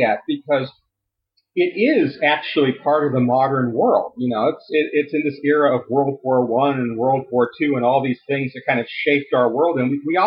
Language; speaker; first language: English; native; English